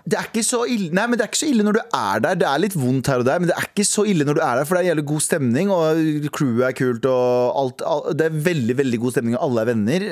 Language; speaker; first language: Norwegian; early bilingual, other home language; Kurdish